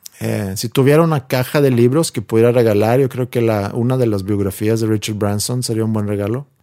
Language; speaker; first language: Spanish; non-native, fluent; Swedish